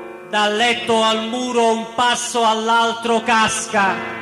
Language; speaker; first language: Italian; native; Italian